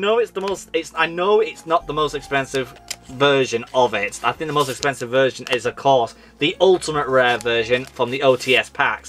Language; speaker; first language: English; native; English